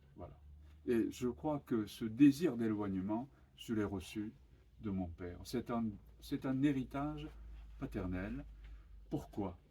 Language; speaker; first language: French; non-native, fluent; Japanese